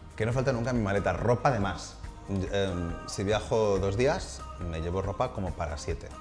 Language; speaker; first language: Spanish; native; Spanish